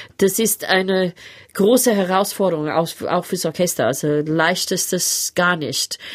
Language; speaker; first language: German; non-native, fluent; English